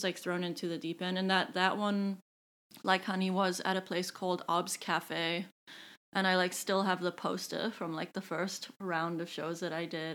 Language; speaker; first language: English; native; English